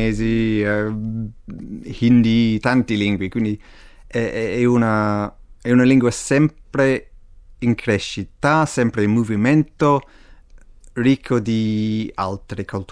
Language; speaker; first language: Italian; non-native, fluent; English